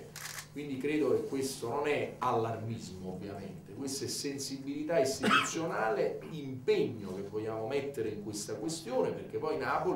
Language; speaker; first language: Italian; native; Italian